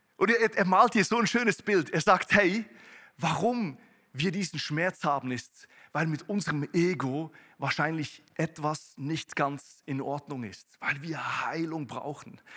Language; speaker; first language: German; native; German